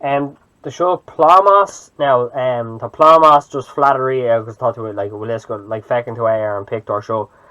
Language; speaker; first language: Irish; non-native, local second language; English